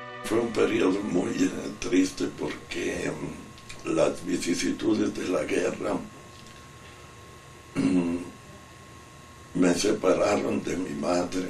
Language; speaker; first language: Spanish; non-native, fluent; Italian